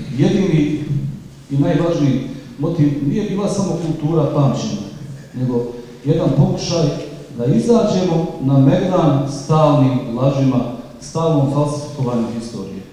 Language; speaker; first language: Croatian; native; Croatian